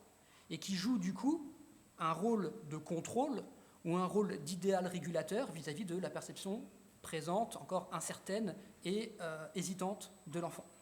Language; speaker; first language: French; native; French